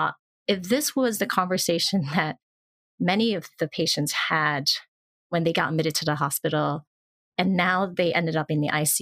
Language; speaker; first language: English; non-native, local second language; Cantonese